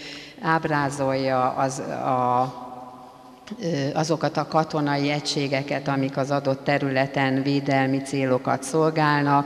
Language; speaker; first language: Hungarian; native; Hungarian